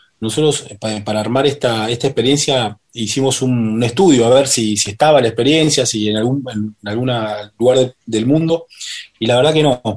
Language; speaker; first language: Spanish; native; Spanish